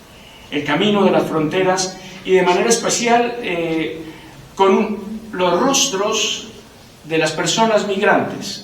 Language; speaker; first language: Spanish; native; Spanish